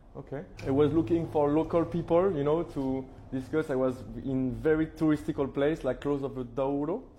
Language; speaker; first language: English; non-native, learner; French